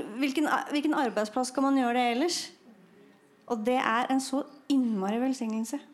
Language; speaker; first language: Norwegian; native; Norwegian